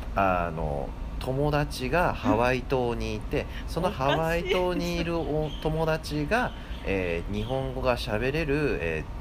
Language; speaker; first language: Japanese; early bilingual, heritage; English